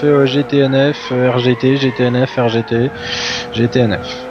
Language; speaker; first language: French; native; French